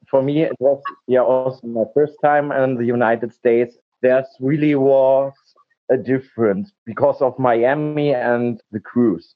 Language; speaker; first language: English; non-native, learner; German